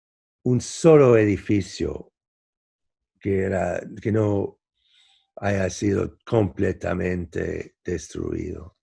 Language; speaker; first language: Spanish; non-native, fluent; English